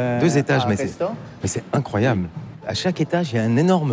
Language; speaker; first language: French; native; French